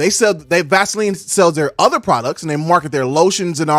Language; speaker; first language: English; native; English